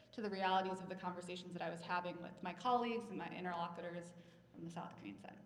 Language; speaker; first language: English; native; English